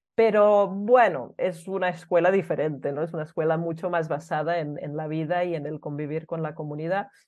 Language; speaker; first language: Spanish; early bilingual, other home language; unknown